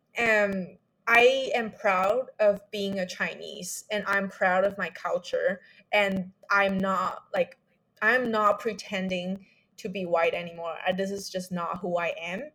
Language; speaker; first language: English; non-native, fluent; Chinese